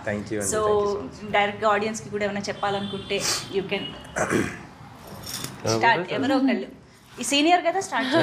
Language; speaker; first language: Telugu; native; Telugu